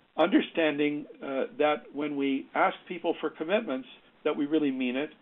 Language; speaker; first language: English; native; English